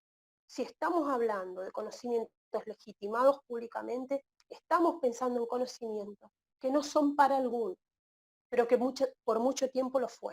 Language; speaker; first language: Spanish; native; Spanish